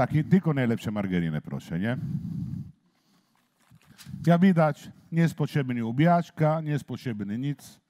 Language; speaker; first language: Polish; non-native, learner; Italian